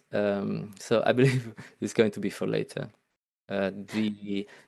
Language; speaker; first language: English; non-native, fluent; Italian